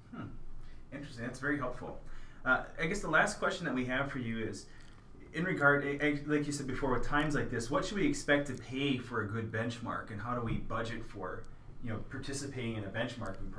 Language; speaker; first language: English; native; English